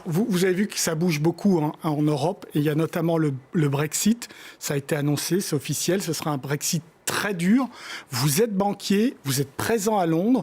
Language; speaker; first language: French; native; French